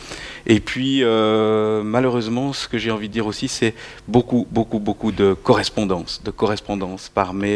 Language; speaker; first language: French; native; French